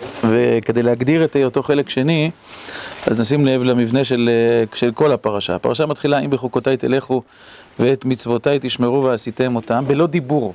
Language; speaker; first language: Hebrew; native; Hebrew